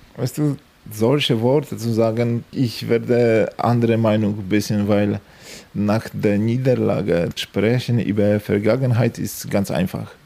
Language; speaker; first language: German; non-native, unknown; Polish